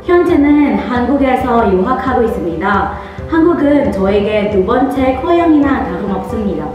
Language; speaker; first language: Korean; non-native, fluent; Filipino